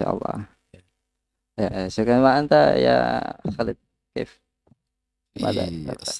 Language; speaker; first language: Arabic; non-native, learner; Indonesian